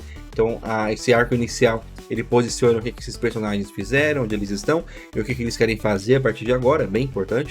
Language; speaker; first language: Portuguese; native; Portuguese